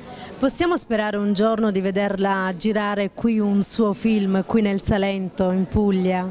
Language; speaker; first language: Italian; native; Italian